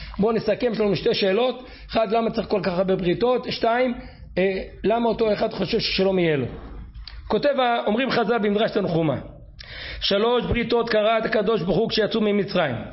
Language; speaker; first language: Hebrew; native; Hebrew